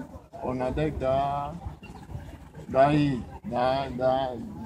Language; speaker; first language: Turkish; non-native, learner; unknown